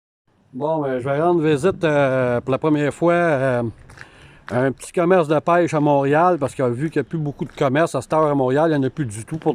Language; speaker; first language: French; native; French